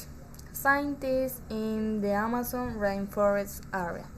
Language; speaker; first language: English; non-native, learner; Spanish